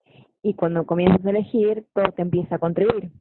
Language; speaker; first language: Spanish; native; Spanish